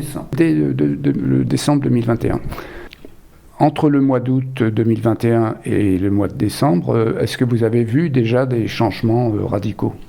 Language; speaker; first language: French; native; French